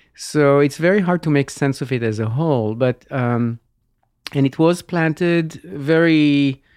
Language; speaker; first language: English; non-native, fluent; Hebrew